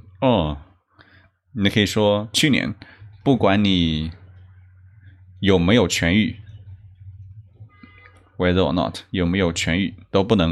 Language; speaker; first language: Chinese; non-native, learner; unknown